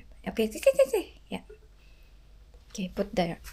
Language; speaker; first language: English; non-native, local second language; Cebuano